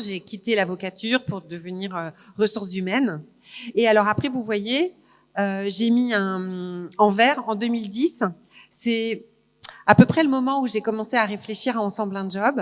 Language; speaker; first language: French; native; French